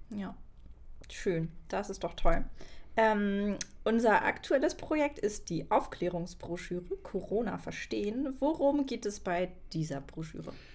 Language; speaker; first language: German; native; German